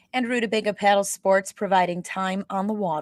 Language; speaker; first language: English; native; English